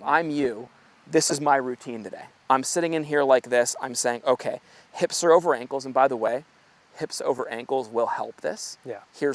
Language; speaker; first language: English; native; English